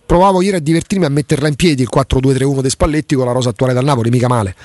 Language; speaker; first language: Italian; native; Italian